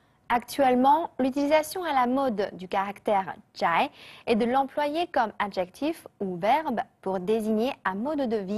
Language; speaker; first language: French; non-native, fluent; Chinese